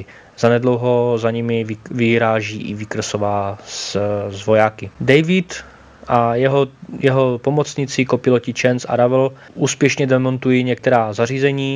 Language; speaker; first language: Czech; native; Czech